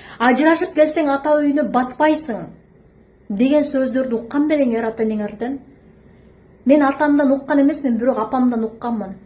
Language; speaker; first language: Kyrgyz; native; Kyrgyz